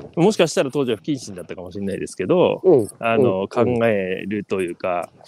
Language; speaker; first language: Japanese; native; Japanese